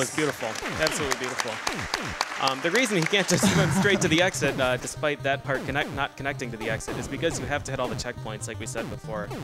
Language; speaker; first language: English; native; English